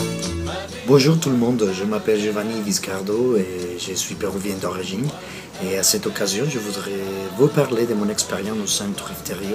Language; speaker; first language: French; non-native, fluent; Spanish